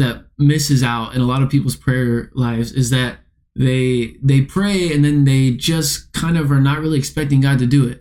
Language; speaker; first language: English; native; English